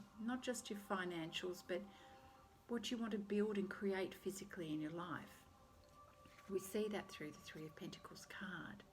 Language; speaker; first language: English; native; English